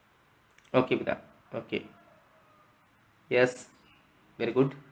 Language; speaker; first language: English; non-native, fluent; Sinhala